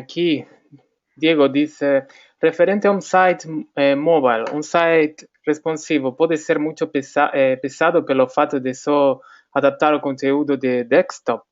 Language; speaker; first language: Portuguese; non-native, fluent; Spanish